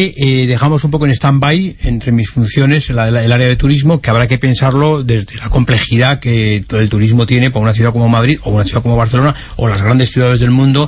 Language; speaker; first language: Spanish; native; Spanish